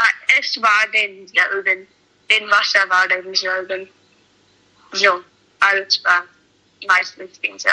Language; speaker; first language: German; non-native, learner; English